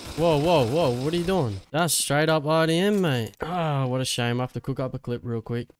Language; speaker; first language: English; native; English